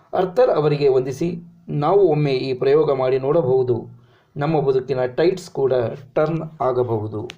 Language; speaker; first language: Kannada; native; Kannada